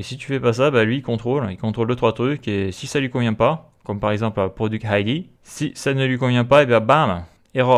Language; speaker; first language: French; native; French